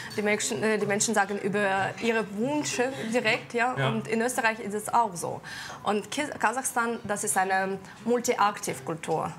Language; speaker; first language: German; non-native, fluent; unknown